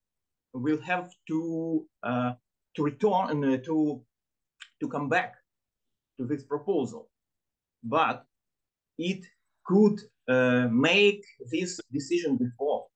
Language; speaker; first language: English; non-native, learner; Ukrainian